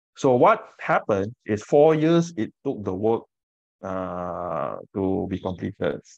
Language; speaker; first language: English; non-native, local second language; Min Nan Chinese